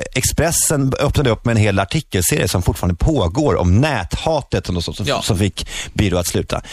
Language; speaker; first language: Swedish; native; Swedish